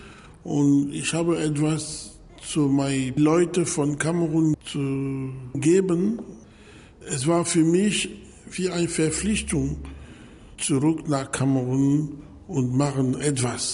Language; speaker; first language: German; non-native, learner; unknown